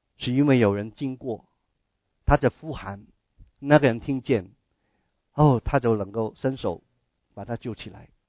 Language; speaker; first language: Chinese; non-native, local second language; Cantonese